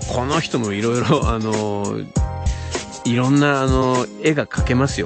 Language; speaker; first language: Japanese; native; Japanese